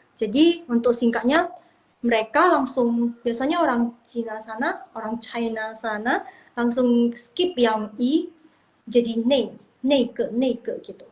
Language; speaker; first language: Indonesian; non-native, local second language; Min Nan Chinese